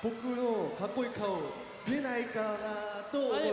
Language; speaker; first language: Japanese; non-native, learner; Korean